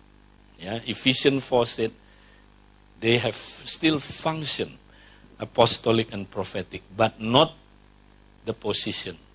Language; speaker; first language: English; non-native, fluent; Indonesian